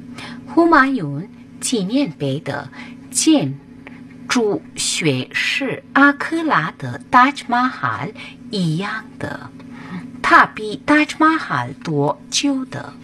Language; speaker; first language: Chinese; non-native, learner; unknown